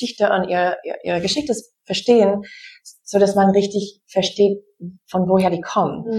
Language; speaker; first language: German; non-native, fluent; English